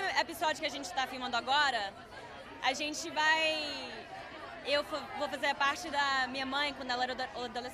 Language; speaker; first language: Portuguese; early bilingual, heritage; English